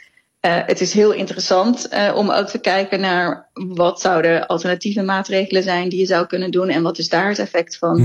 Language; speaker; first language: Dutch; native; Dutch